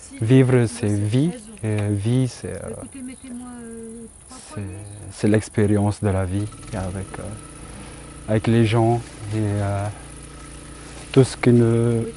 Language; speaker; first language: French; non-native, local second language; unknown